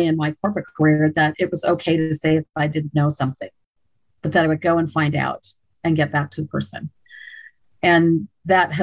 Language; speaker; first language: English; native; English